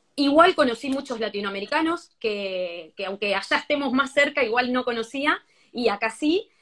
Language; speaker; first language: Spanish; native; Spanish